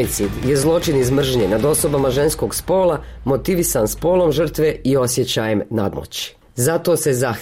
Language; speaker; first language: Serbian; native; Serbian